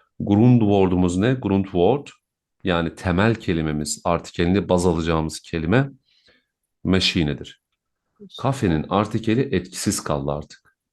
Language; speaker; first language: Turkish; native; Turkish